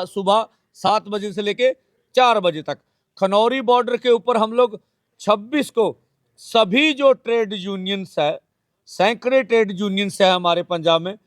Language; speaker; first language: Hindi; non-native, local second language; Punjabi